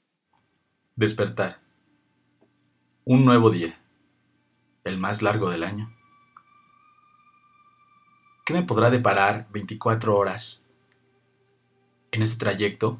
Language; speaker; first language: Spanish; native; Spanish